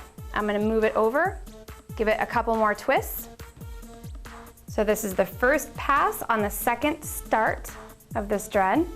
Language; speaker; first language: English; native; English